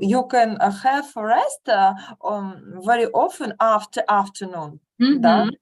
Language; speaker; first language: English; non-native, learner; Russian